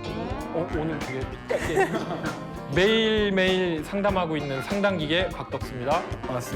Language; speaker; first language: Korean; native; Korean